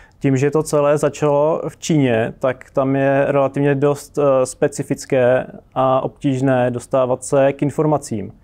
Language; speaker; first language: Czech; native; Czech